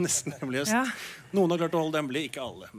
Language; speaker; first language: Norwegian; native; Norwegian